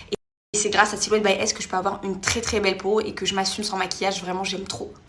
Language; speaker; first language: French; native; French